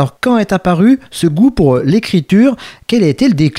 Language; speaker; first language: French; native; French